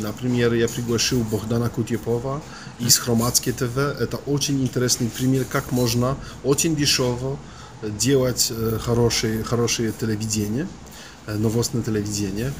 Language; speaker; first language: Russian; non-native, learner; Polish